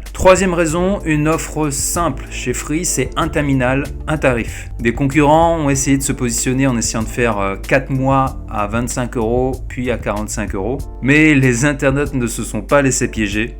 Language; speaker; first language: French; native; French